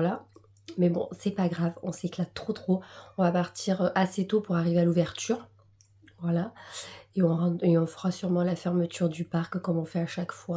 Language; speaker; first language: French; native; French